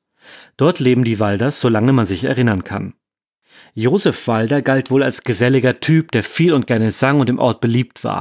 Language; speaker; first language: German; native; German